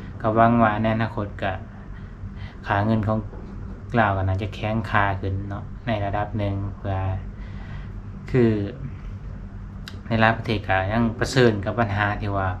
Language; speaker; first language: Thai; non-native, local second language; Lao